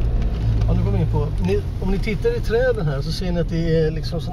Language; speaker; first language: Swedish; native; Swedish